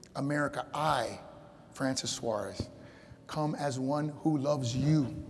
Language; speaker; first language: English; native; English